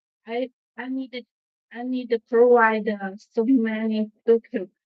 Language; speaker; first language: English; non-native, learner; Chinese